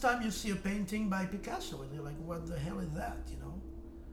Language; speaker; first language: English; non-native, fluent; French